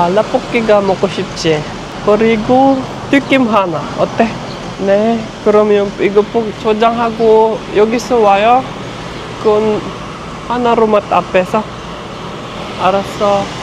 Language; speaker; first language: Korean; non-native, learner; Filipino